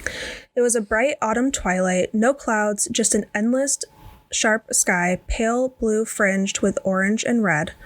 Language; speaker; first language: English; native; English